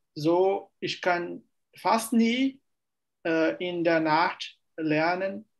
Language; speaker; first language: German; non-native, learner; Portuguese